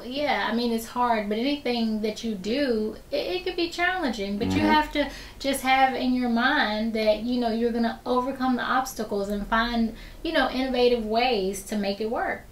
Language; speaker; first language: English; native; English